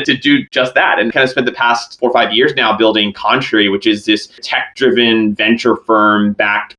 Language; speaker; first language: English; native; English